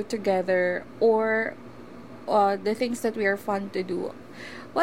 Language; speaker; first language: English; non-native, local second language; Filipino